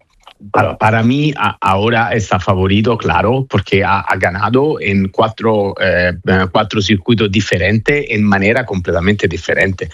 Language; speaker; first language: Spanish; non-native, fluent; Italian